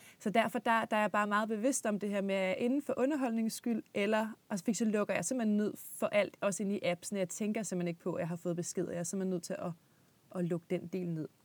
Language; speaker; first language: Danish; native; Danish